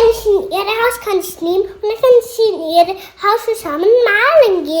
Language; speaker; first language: German; early bilingual, other home language; Telugu